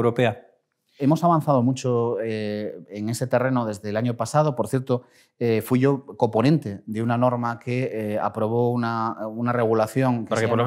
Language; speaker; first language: Spanish; native; Spanish